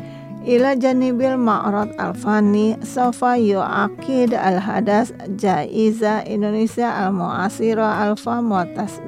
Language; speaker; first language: Arabic; non-native, fluent; Indonesian